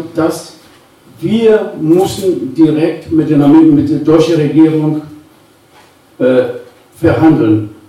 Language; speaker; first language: German; non-native, fluent; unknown